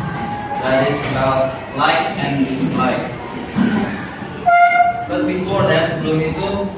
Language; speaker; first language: English; non-native, local second language; Javanese